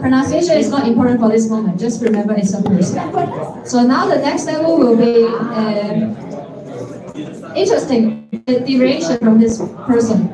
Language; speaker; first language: English; non-native, fluent; Chinese